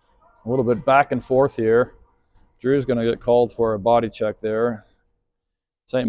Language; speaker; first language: English; native; English